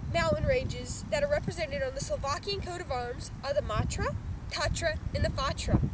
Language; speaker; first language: English; native; English